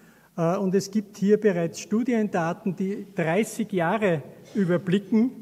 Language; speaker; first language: German; native; German